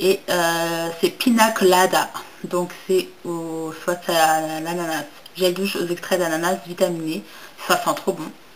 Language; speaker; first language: French; native; French